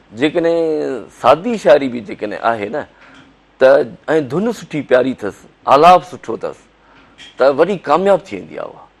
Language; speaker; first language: Sindhi; native; Sindhi